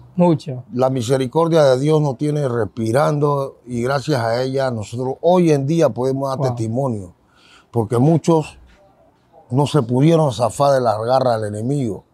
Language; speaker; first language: Spanish; native; Spanish